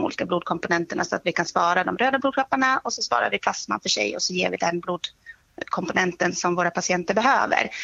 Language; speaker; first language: Swedish; native; Swedish